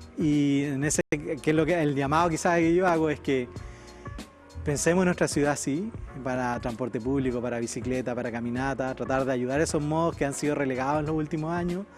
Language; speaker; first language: Spanish; native; Spanish